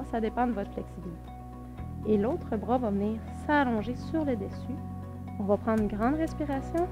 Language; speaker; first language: French; native; French